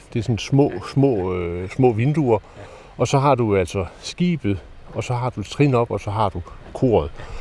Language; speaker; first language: Danish; native; Danish